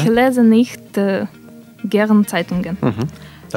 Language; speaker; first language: German; non-native, learner; Russian